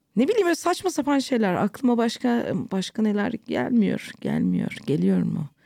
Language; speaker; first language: Turkish; early bilingual, heritage; Turkish